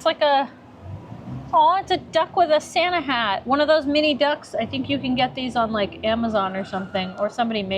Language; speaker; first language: English; native; English